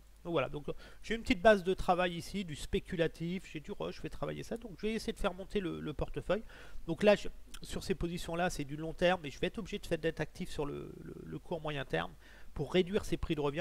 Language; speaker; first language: French; native; French